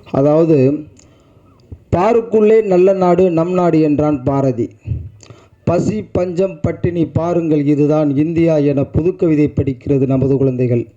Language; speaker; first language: Tamil; native; Tamil